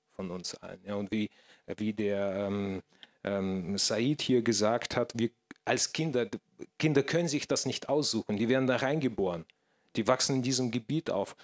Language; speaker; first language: German; non-native, fluent; Russian